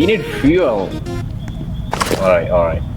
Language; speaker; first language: English; non-native, learner; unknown